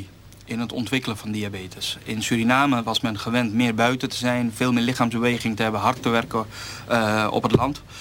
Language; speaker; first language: Dutch; native; Dutch